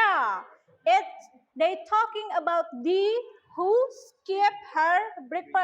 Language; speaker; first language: English; non-native, learner; Indonesian